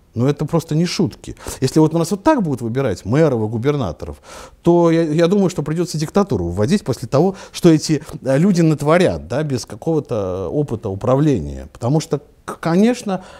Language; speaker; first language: Russian; native; Russian